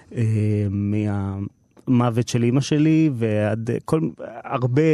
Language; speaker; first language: Hebrew; native; Hebrew